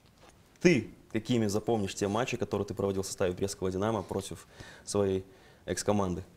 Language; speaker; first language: Russian; native; Russian